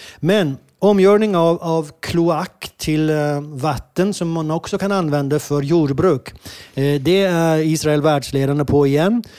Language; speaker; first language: Swedish; non-native, fluent; Hebrew